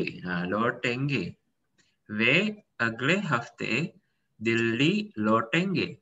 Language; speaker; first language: Hindi; non-native, fluent; Indonesian